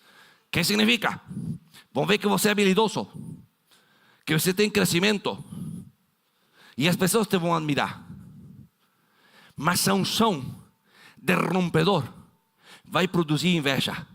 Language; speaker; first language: Portuguese; non-native, fluent; Spanish